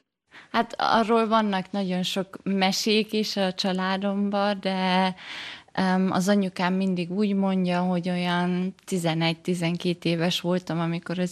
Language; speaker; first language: Hungarian; early bilingual, heritage; German